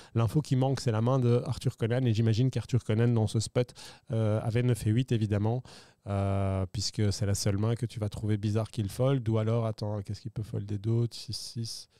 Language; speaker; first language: French; native; French